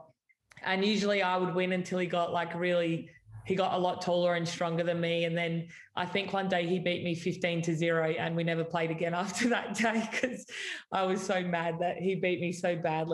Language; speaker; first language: English; native; English